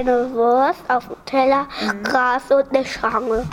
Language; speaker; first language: German; early bilingual, other home language; Polish